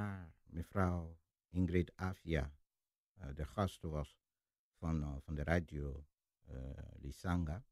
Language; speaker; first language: Dutch; non-native, fluent; Lingala